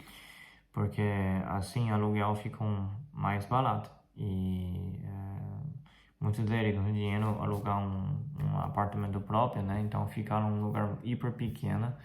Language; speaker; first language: Portuguese; non-native, fluent; Chinese